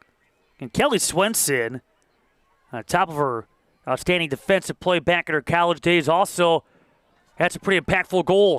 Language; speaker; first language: English; native; English